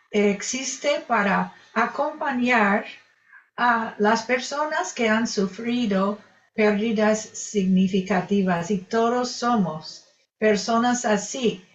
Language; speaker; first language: Spanish; non-native, fluent; English